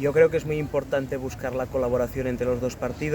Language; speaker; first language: Spanish; non-native, local second language; Catalan